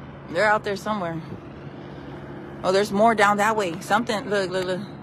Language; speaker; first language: English; early bilingual, other home language; Spanish